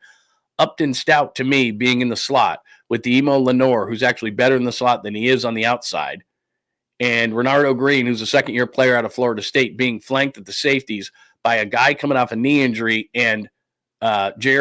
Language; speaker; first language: English; native; English